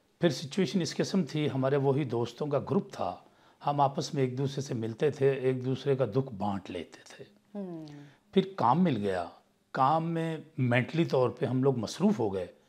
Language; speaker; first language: Urdu; non-native, local second language; Punjabi